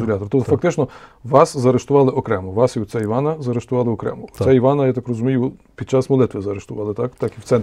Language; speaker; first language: Ukrainian; native; Ukrainian